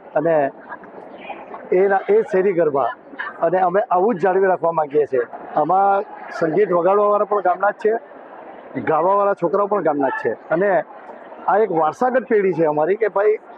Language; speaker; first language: Gujarati; native; Gujarati